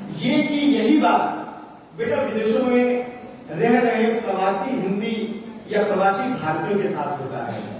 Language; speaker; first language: Hindi; native; Hindi